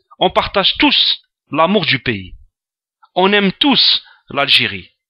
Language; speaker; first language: French; non-native, local second language; Arabic